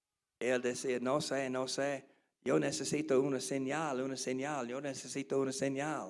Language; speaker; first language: Spanish; non-native, learner; English